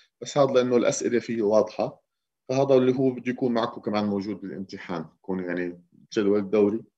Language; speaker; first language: Arabic; native; Arabic